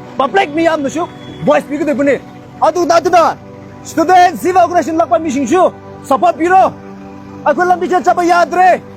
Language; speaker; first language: Manipuri; non-native, local second language; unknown